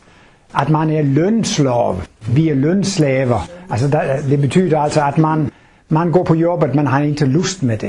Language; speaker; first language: Swedish; non-native, fluent; Danish